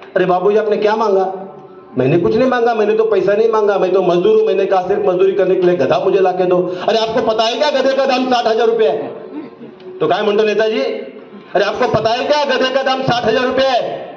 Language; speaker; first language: Hindi; non-native, local second language; Marathi